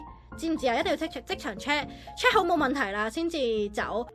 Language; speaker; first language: Cantonese; native; Cantonese